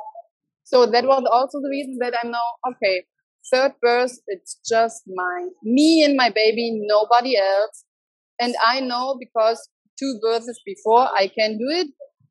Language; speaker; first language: English; non-native, learner; German